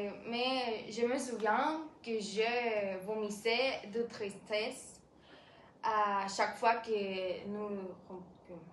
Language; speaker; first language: French; non-native, learner; Spanish